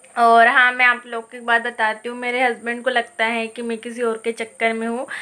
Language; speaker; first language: Hindi; non-native, local second language; Marathi